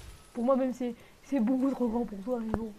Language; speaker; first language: French; native; French